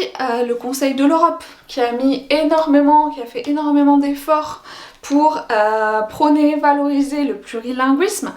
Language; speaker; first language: French; native; French